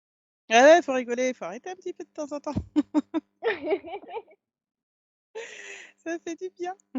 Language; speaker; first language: French; native; French